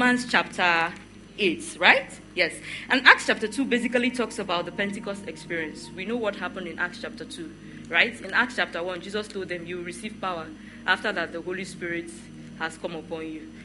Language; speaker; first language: English; non-native, local second language; Igbo